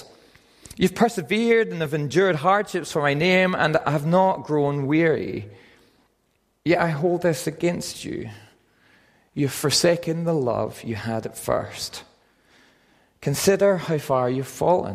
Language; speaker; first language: English; native; English